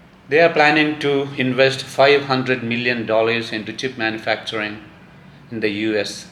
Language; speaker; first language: English; non-native, local second language; Malayalam